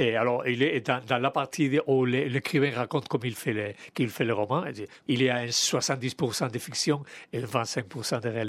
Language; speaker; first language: French; non-native, fluent; Spanish